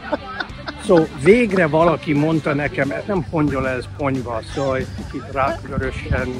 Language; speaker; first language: Hungarian; early bilingual, heritage; Hungarian